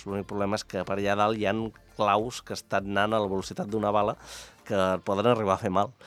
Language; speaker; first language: Catalan; native; Catalan